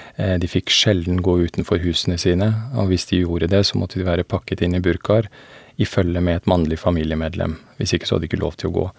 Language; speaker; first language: Norwegian; early bilingual, other home language; Persian